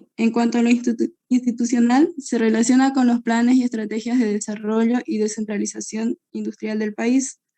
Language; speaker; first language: Spanish; native; Spanish